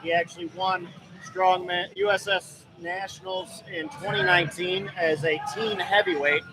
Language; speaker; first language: English; native; English